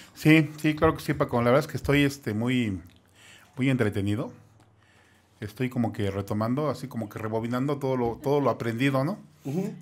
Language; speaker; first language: Spanish; native; Spanish